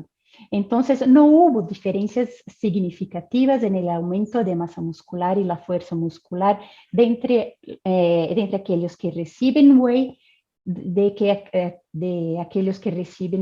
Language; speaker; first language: Spanish; non-native, fluent; Portuguese